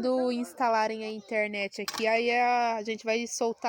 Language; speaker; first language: Portuguese; native; Portuguese